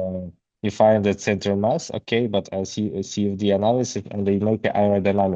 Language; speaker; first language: English; non-native, learner; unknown